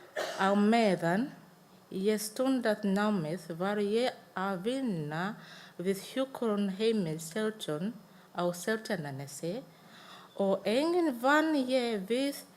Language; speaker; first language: Icelandic; non-native, learner; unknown